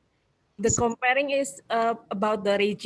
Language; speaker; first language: English; non-native, fluent; Indonesian